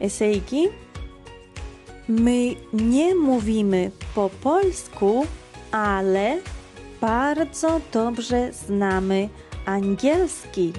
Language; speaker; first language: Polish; non-native, fluent; Georgian